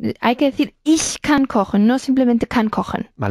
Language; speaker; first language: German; non-native, fluent; Spanish